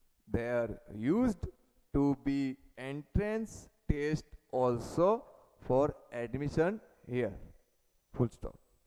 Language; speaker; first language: English; non-native, local second language; Gujarati